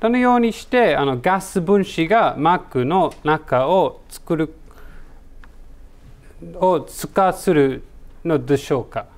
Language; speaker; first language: Japanese; non-native, learner; English